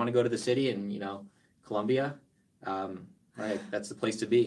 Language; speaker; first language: English; native; English